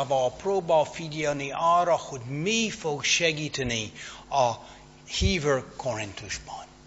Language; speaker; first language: Hungarian; non-native, fluent; English